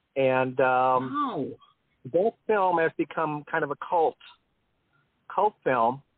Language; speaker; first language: English; native; English